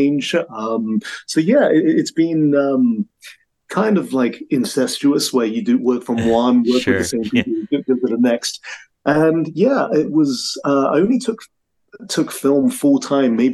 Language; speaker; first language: English; native; English